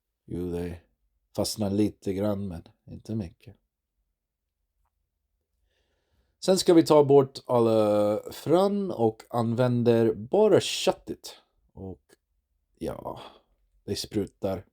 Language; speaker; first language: Swedish; non-native, learner; English